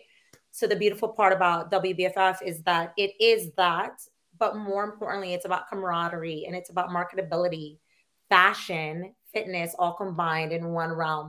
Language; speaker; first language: English; non-native, local second language; Filipino